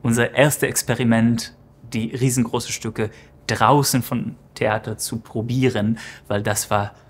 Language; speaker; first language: German; non-native, fluent; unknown